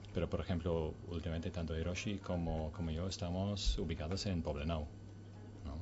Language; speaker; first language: Spanish; non-native, fluent; English